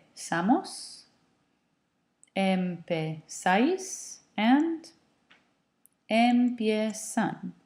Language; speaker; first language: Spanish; non-native, fluent; English